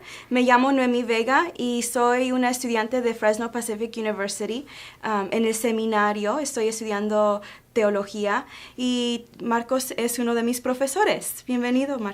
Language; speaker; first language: Spanish; early bilingual, heritage; Spanish